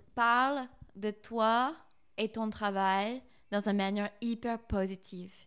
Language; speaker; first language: French; non-native, fluent; English